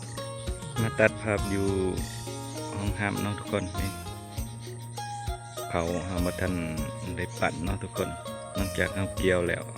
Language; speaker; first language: Thai; non-native, local second language; Northeastern Thai